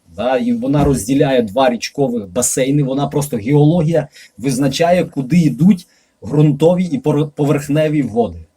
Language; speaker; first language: Ukrainian; native; Ukrainian